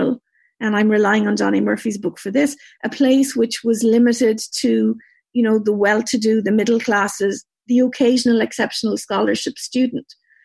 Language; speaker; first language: English; native; English